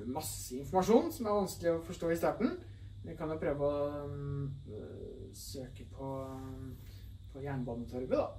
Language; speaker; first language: Norwegian; native; Norwegian